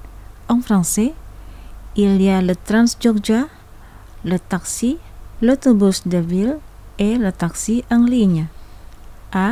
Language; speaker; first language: French; non-native, fluent; Indonesian